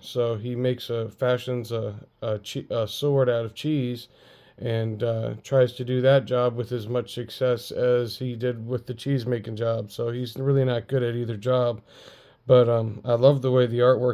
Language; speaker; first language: English; native; English